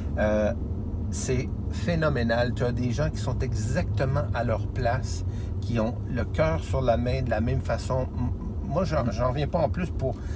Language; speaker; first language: French; native; French